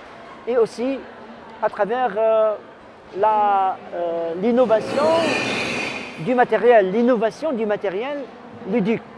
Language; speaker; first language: French; non-native, local second language; Arabic